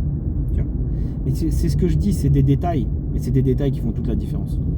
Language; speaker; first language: French; native; French